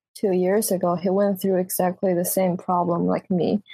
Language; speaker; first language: English; non-native, fluent; Chinese